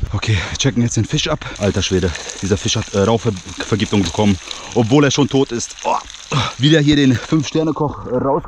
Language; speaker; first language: German; early bilingual, other home language; Bosnian